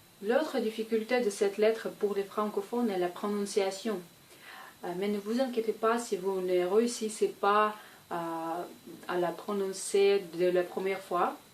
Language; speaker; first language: French; non-native, fluent; Russian